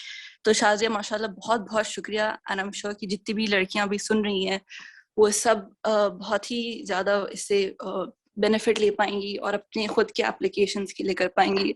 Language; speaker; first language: Hindi; native; Hindi